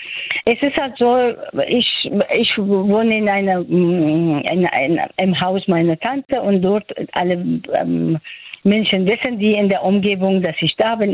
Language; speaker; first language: German; non-native, fluent; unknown